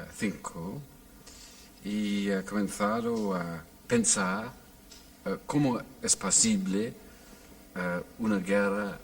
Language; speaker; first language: Spanish; non-native, fluent; English